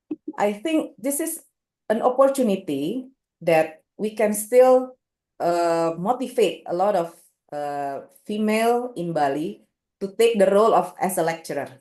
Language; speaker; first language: English; non-native, local second language; Indonesian